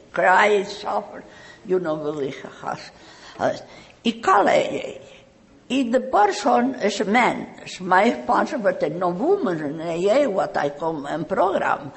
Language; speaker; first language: English; non-native, learner; Catalan